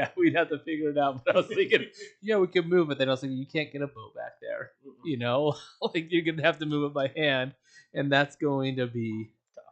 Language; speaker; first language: English; native; English